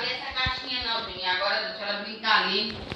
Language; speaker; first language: Portuguese; native; Portuguese